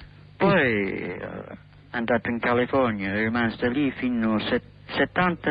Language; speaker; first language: Italian; non-native, learner; English